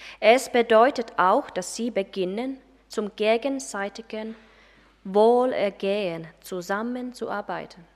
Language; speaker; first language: German; non-native, fluent; Finnish